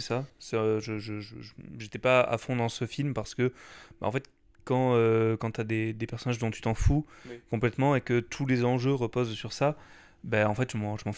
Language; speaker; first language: French; native; French